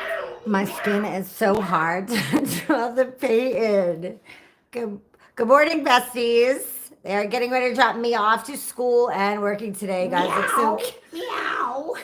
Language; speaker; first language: English; native; English